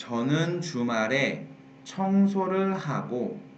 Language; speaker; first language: Korean; non-native, fluent; Vietnamese